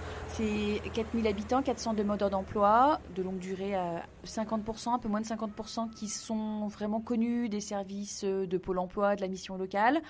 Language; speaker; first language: French; native; French